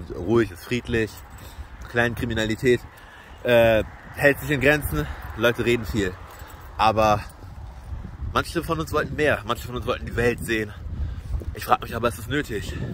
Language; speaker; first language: German; native; German